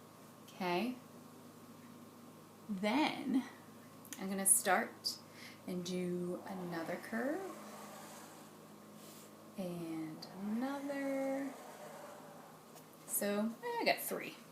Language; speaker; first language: English; native; English